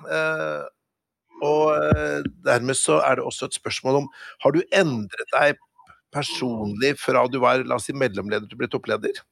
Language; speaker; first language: Norwegian; native; Norwegian